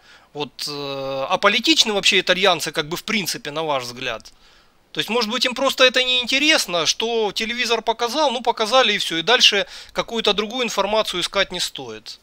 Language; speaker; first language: Russian; native; Russian